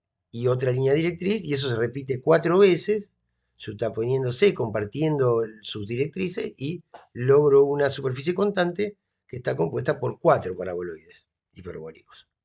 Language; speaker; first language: Spanish; native; Spanish